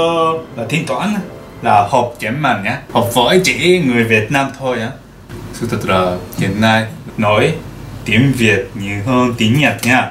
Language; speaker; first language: Vietnamese; non-native, learner; Japanese